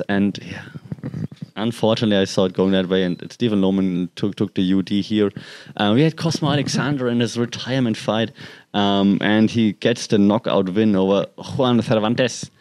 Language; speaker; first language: English; non-native, fluent; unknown